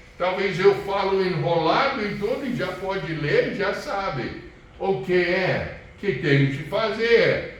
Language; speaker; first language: Portuguese; non-native, fluent; English